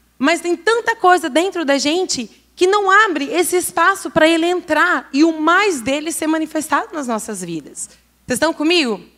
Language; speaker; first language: Portuguese; native; Portuguese